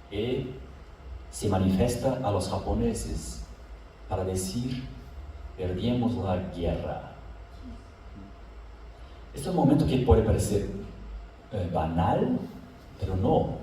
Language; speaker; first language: Spanish; non-native, fluent; Portuguese